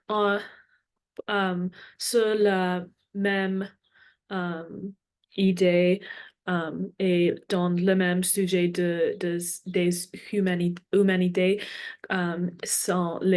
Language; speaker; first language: French; non-native, learner; English